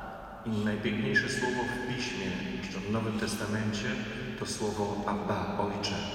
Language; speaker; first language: Polish; native; Polish